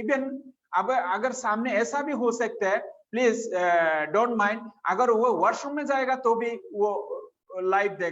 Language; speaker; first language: Hindi; non-native, fluent; Bangla